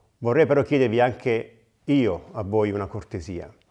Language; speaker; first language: Italian; native; Italian